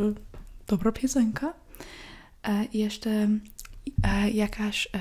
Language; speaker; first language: Polish; early bilingual, heritage; English